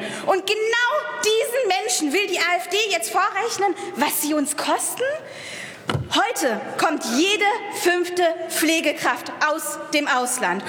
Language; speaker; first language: German; early bilingual, other home language; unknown